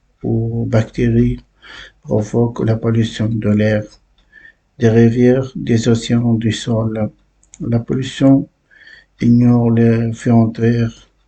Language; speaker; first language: French; non-native, learner; Uzbek